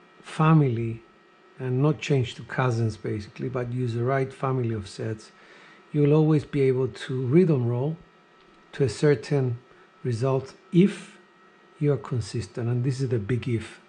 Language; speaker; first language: English; non-native, fluent; Greek